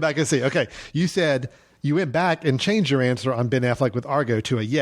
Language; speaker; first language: English; native; English